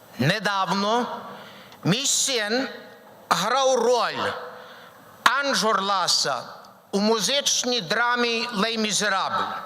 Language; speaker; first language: Ukrainian; early bilingual, heritage; Ukrainian